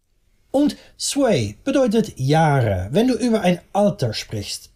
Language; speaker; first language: German; non-native, fluent; Dutch